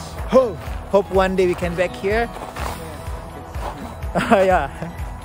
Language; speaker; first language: English; non-native, learner; Indonesian